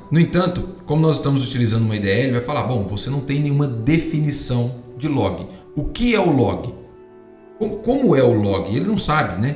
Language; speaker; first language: Portuguese; native; Portuguese